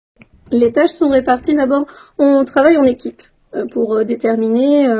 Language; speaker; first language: French; native; French